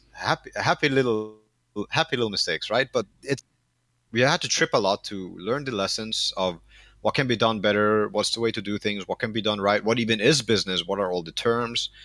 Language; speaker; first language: English; non-native, fluent; Danish